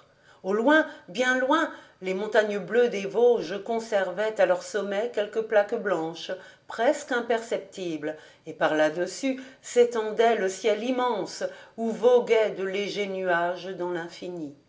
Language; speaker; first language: French; native; French